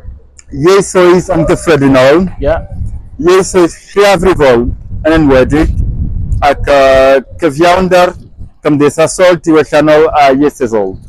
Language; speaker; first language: Welsh; non-native, fluent; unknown